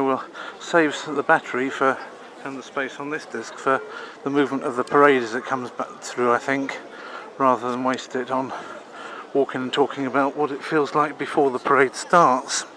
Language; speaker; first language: English; native; English